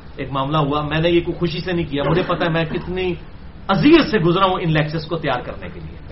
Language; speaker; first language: Urdu; non-native, local second language; Punjabi